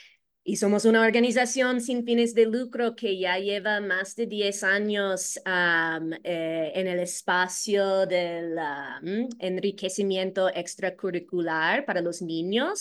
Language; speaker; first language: Spanish; non-native, fluent; English